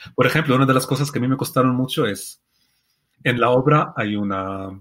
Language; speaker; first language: Spanish; non-native, fluent; Arabic